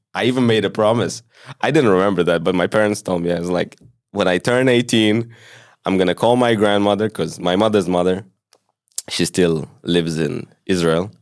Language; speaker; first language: English; early bilingual, other home language; Hebrew